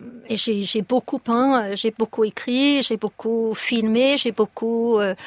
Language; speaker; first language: French; non-native, fluent; English